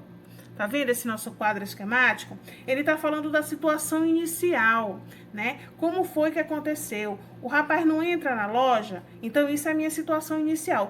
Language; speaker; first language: Portuguese; native; Portuguese